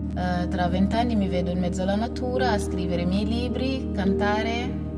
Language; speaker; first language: Italian; non-native, fluent; Wolof